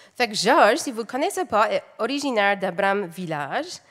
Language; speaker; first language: French; native; French